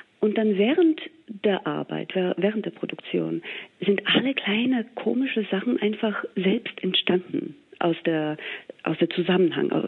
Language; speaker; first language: German; non-native, fluent; English